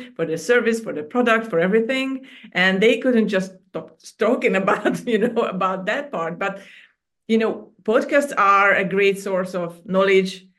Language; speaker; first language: English; non-native, fluent; Hungarian